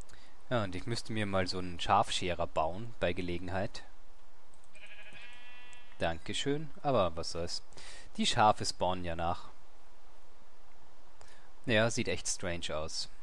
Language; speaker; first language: German; native; German